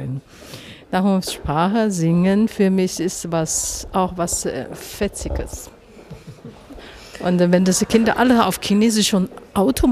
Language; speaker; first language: German; non-native, learner; Chinese